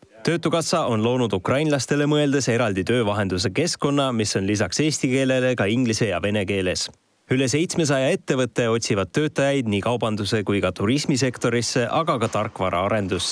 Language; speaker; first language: Estonian; native; Estonian